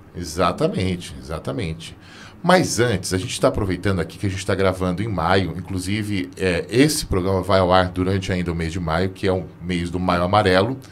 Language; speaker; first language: Portuguese; native; Portuguese